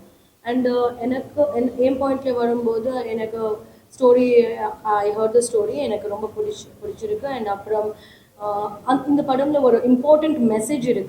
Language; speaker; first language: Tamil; non-native, learner; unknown